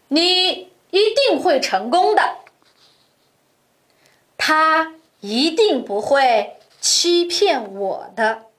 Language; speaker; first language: Chinese; non-native, local second language; Uyghur